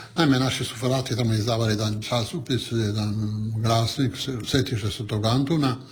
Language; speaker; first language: Croatian; non-native, local second language; Italian